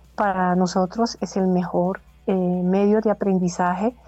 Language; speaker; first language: Spanish; non-native, fluent; German